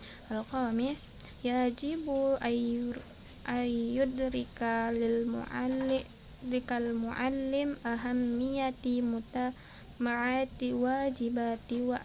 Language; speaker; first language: Arabic; non-native, learner; Indonesian